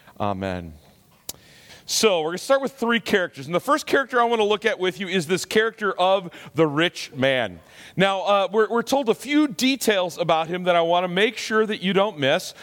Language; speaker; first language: English; native; English